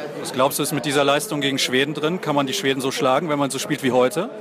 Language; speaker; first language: German; native; German